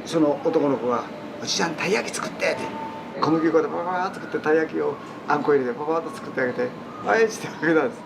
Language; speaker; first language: Japanese; native; Japanese